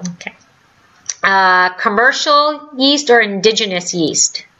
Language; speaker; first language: English; native; English